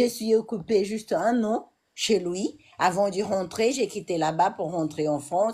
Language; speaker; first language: French; non-native, learner; Portuguese